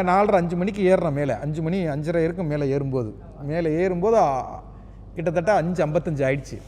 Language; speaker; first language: Tamil; native; Tamil